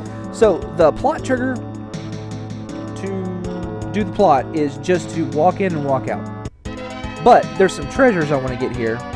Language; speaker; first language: English; native; English